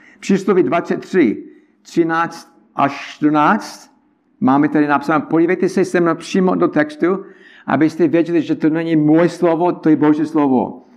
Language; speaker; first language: Czech; non-native, learner; English